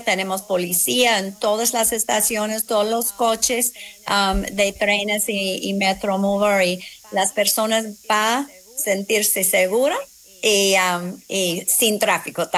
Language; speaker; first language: Spanish; non-native, fluent; English